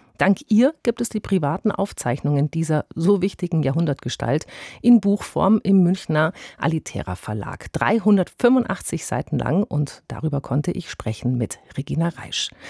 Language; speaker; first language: German; native; German